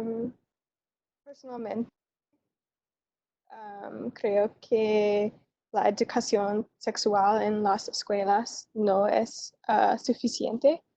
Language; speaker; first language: Spanish; non-native, learner; English